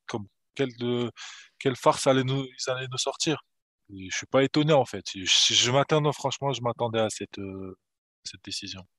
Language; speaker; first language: French; early bilingual, other home language; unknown